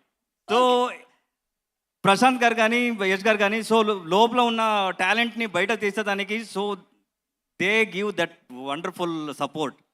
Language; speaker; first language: Telugu; non-native, learner; Kannada